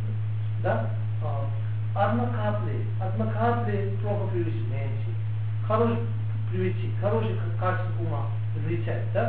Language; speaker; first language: Russian; non-native, learner; Tibetan